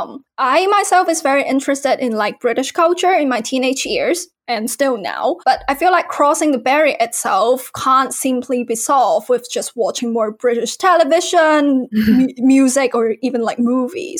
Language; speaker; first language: English; non-native, local second language; Cantonese